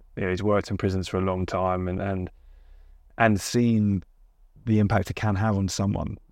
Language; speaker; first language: English; native; English